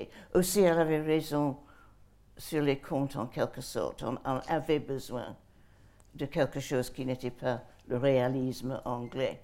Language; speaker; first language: French; non-native, fluent; English